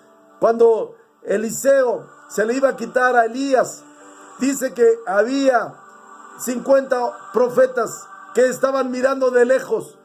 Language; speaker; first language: Spanish; native; Spanish